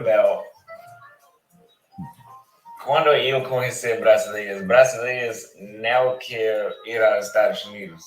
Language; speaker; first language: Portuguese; non-native, learner; English